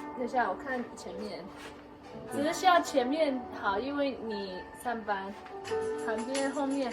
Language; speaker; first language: Chinese; early bilingual, heritage; Chinese